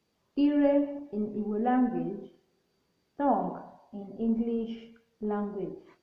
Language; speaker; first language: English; non-native, local second language; Igbo